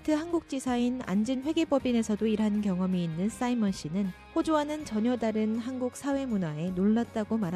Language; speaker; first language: Korean; native; Korean